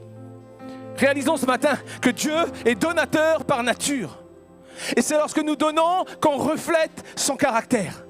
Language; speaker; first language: French; native; French